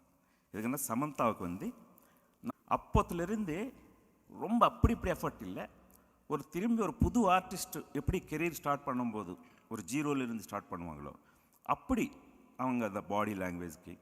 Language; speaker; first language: Tamil; non-native, local second language; Telugu